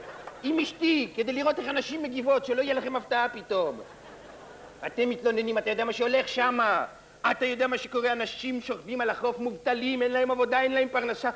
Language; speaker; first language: Hebrew; native; Hebrew